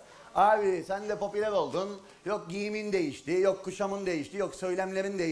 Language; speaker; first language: Turkish; native; Turkish